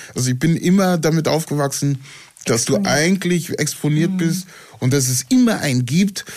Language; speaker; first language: German; early bilingual, other home language; Ewe